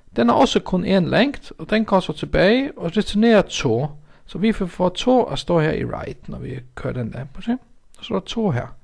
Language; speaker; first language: Danish; non-native, local second language; Faroese